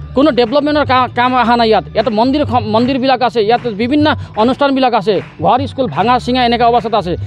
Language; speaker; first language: Assamese; non-native, local second language; Nepali